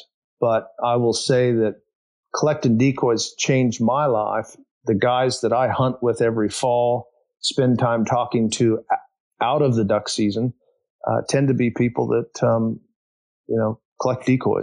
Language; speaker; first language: English; native; English